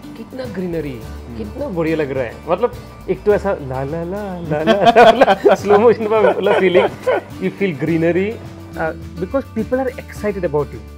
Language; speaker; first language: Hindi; non-native, local second language; Assamese